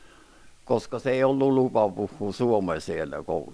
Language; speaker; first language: Finnish; early bilingual, heritage; Finnish